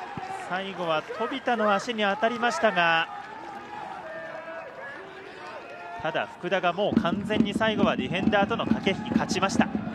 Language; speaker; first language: Japanese; native; Japanese